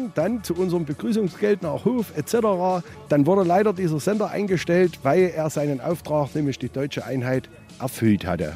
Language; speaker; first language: German; native; German